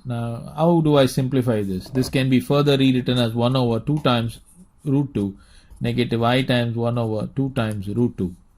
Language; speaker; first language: English; non-native, local second language; Tamil